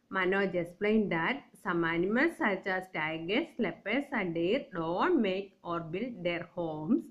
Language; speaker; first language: English; non-native, local second language; Malayalam